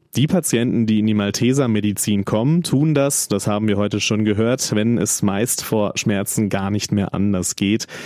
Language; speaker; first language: German; native; German